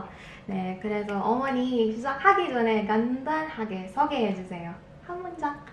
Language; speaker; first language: Korean; non-native, fluent; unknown